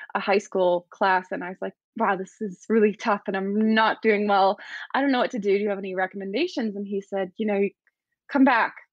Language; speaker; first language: English; native; English